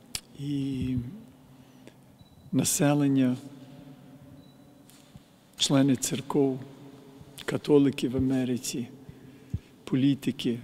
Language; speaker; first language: Ukrainian; early bilingual, heritage; Ukrainian